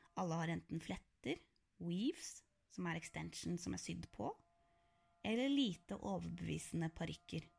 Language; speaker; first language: Norwegian; early bilingual, other home language; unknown